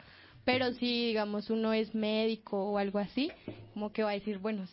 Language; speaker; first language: Spanish; native; Spanish